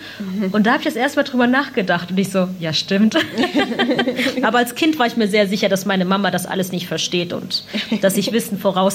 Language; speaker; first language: German; early bilingual, other home language; Punjabi